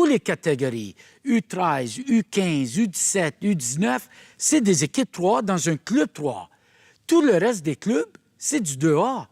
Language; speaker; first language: French; native; French